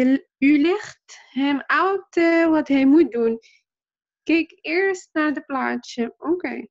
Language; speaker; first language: Dutch; non-native, learner; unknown